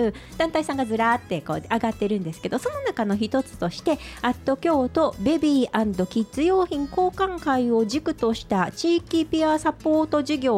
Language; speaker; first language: Japanese; native; Japanese